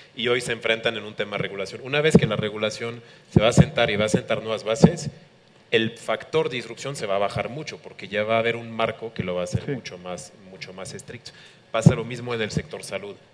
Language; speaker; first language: Spanish; non-native, fluent; French